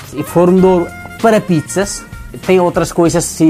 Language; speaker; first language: Portuguese; non-native, learner; Nepali